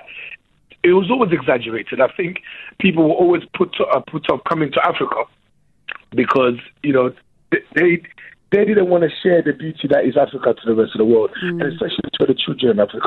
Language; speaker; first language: English; early bilingual, other home language; Lingala